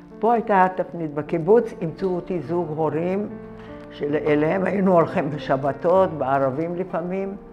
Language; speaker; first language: Hebrew; early bilingual, other home language; Arabic